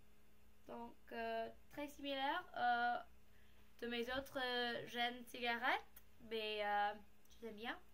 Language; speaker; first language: French; non-native, learner; English